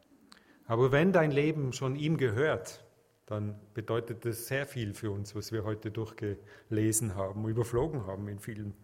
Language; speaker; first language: German; native; German